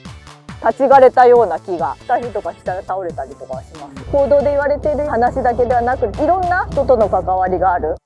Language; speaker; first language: Japanese; native; Japanese